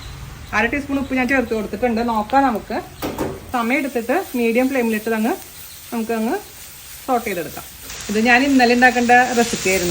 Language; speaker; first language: Malayalam; native; Malayalam